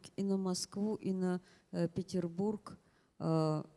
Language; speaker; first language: Russian; native; Russian